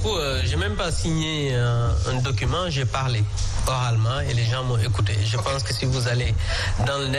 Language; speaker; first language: French; non-native, local second language; Wolof